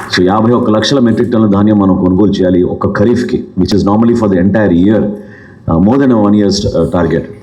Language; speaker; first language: English; non-native, local second language; Telugu